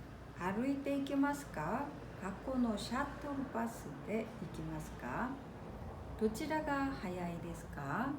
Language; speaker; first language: Japanese; non-native, fluent; Korean